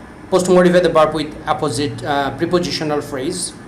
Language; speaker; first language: English; non-native, local second language; Bangla